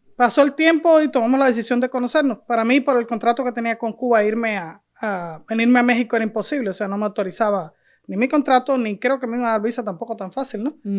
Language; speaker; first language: Spanish; native; Spanish